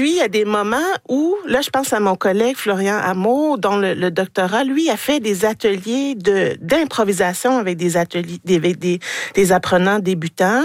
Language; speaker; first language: French; native; French